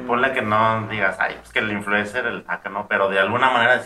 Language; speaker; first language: Spanish; native; Spanish